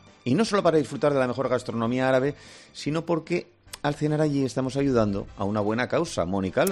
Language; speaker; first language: Spanish; native; Spanish